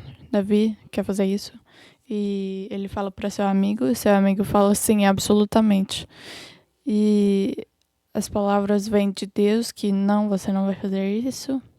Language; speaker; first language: Portuguese; non-native, fluent; English